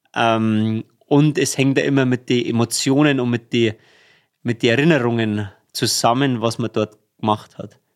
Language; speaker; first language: German; native; German